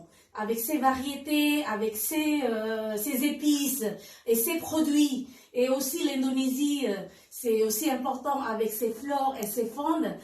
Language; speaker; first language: French; non-native, fluent; Indonesian